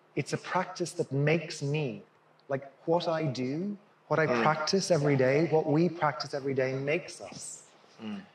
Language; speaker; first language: English; native; English